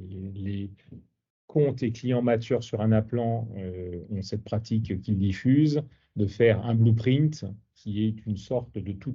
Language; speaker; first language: French; native; French